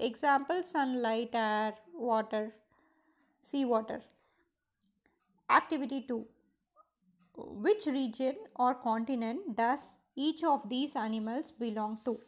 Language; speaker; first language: English; non-native, local second language; Tamil